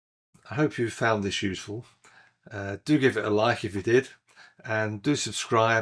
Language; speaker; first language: English; native; English